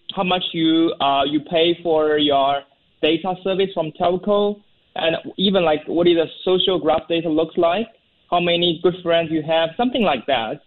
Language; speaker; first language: English; non-native, fluent; Chinese